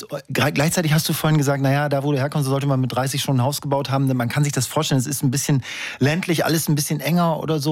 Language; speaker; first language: German; native; German